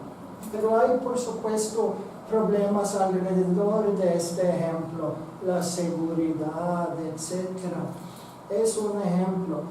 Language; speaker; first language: Spanish; non-native, fluent; Swedish